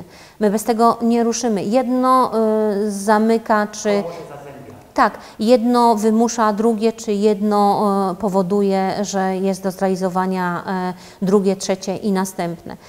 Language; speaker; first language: Polish; native; Polish